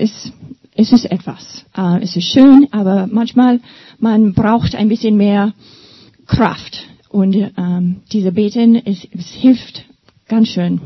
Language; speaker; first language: German; non-native, learner; English